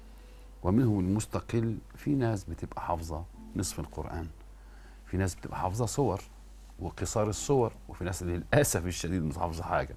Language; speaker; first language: Arabic; native; Arabic